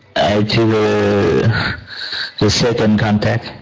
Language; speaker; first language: English; non-native, learner; Vietnamese